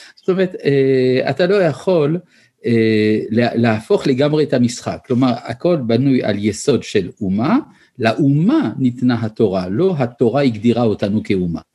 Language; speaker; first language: Hebrew; early bilingual, other home language; French